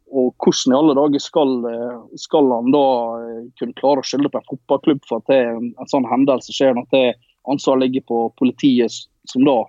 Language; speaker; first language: Norwegian; native; Norwegian